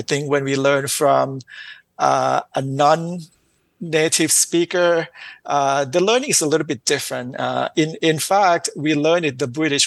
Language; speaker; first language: English; non-native, fluent; Thai